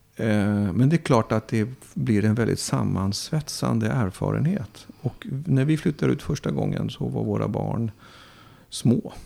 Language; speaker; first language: Swedish; native; Swedish